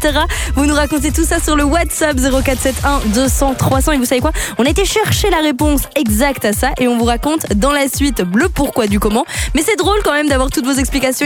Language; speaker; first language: French; native; French